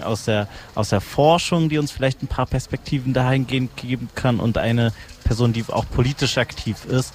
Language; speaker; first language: German; native; German